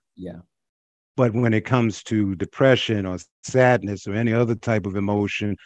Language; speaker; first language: English; native; English